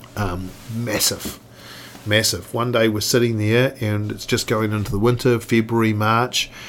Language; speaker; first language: English; native; English